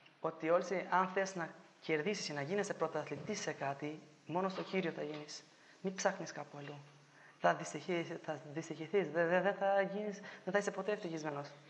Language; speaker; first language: Greek; non-native, fluent; Albanian